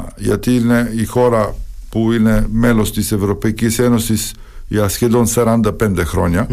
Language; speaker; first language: Greek; non-native, fluent; Serbian